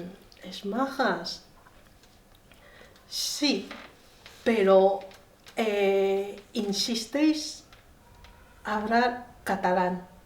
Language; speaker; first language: Spanish; non-native, learner; Chinese